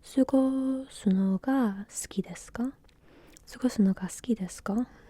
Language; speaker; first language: Japanese; non-native, learner; English